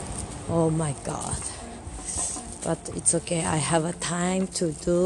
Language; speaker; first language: English; non-native, learner; Japanese